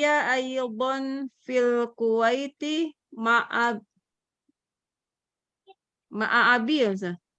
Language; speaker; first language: Arabic; non-native, learner; Indonesian